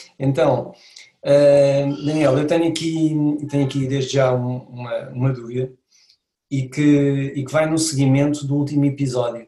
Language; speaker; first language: Portuguese; native; Portuguese